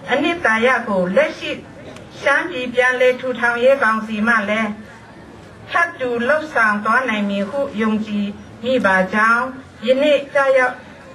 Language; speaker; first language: Burmese; non-native, local second language; Shan